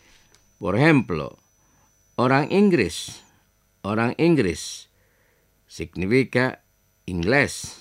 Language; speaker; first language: Spanish; non-native, fluent; Indonesian